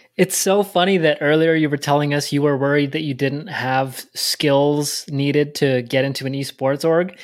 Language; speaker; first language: English; native; English